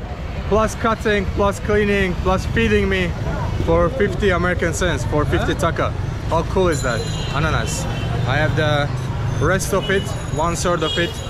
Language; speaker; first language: English; non-native, fluent; Azerbaijani